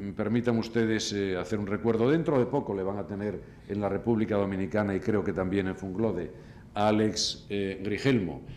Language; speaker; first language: Spanish; native; Spanish